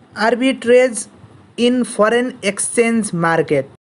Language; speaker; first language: English; non-native, local second language; Nepali